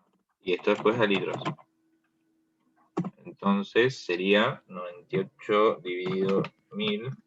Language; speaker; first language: Spanish; native; Spanish